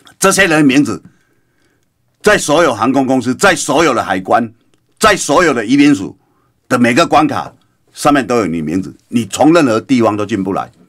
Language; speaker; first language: Chinese; native; Chinese